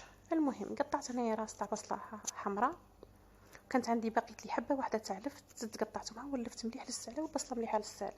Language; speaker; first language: Arabic; native; Arabic